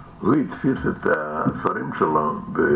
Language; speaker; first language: Hebrew; non-native, fluent; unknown